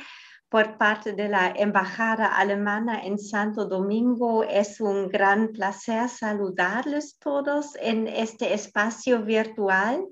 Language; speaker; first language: Spanish; non-native, fluent; German